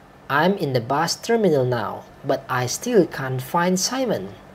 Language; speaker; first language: English; non-native, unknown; Indonesian